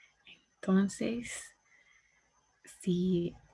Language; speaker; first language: Spanish; non-native, learner; English